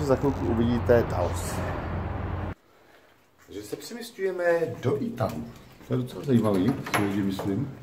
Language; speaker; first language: Czech; native; Czech